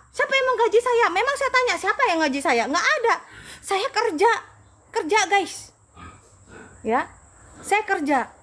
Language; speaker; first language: Indonesian; non-native, local second language; Madurese